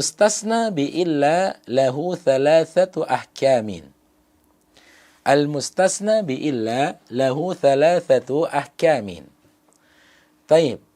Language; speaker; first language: Arabic; non-native, fluent; Indonesian